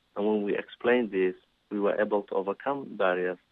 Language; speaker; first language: English; non-native, fluent; Somali